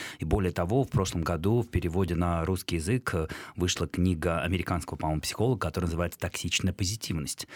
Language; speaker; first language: Russian; native; Russian